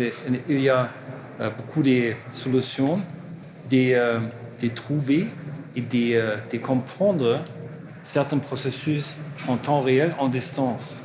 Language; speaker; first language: French; non-native, learner; German